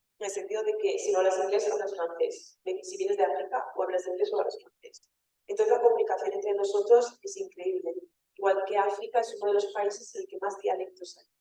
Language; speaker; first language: Spanish; early bilingual, other home language; Wolof